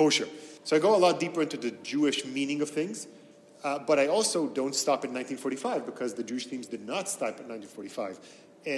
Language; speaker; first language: English; non-native, fluent; Hebrew